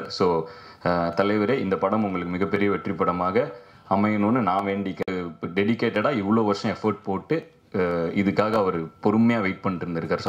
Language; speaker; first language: Tamil; native; Tamil